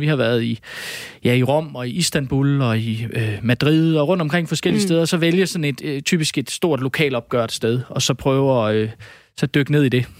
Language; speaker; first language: Danish; native; Danish